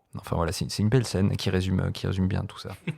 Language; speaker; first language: French; native; French